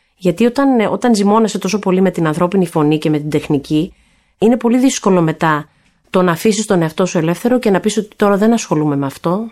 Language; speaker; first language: Greek; early bilingual, heritage; Greek